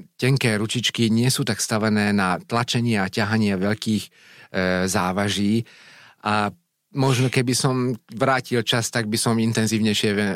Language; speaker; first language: Slovak; non-native, local second language; Hungarian